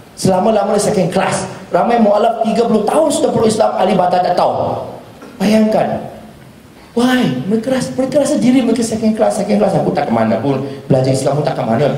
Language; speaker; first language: Malay; non-native, local second language; Chinese